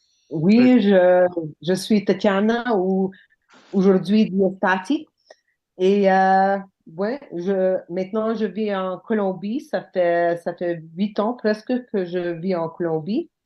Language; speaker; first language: French; non-native, local second language; English